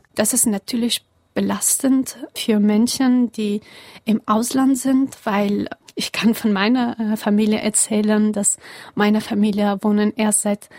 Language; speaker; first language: German; non-native, fluent; Persian